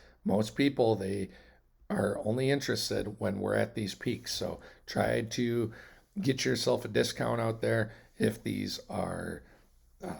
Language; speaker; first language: English; native; English